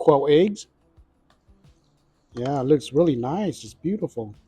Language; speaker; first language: English; early bilingual, heritage; Hmong